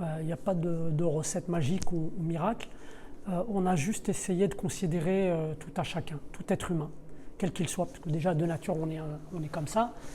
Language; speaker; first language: French; early bilingual, other home language; Arabic